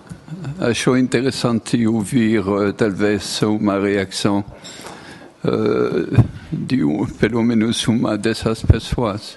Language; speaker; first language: Portuguese; non-native, fluent; French